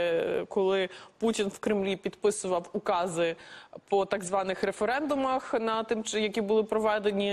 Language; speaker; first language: Ukrainian; native; Ukrainian